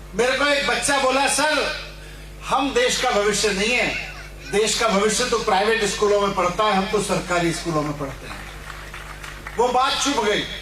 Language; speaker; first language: Hindi; native; Hindi